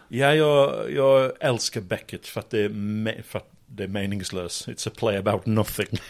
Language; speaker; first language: Swedish; non-native, fluent; English